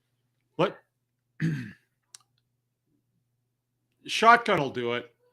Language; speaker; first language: English; native; English